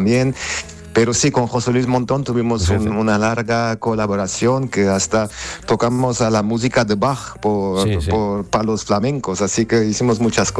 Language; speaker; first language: Spanish; non-native, fluent; Armenian